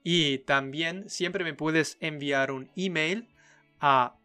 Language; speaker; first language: Spanish; non-native, fluent; German